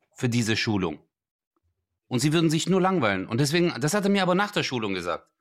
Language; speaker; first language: German; early bilingual, other home language; Turkish